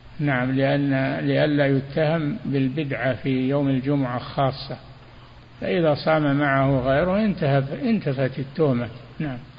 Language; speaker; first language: Arabic; native; Arabic